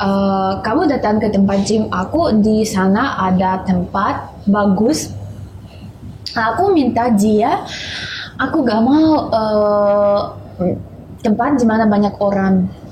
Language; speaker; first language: Indonesian; non-native, learner; Russian